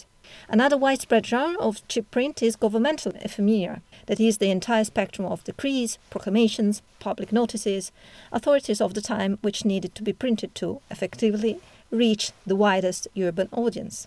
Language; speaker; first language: English; non-native, fluent; Italian